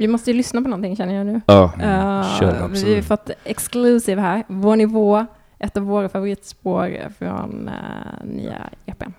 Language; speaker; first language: Swedish; native; Swedish